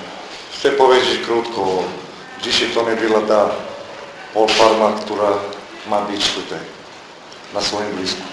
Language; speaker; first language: Polish; non-native, fluent; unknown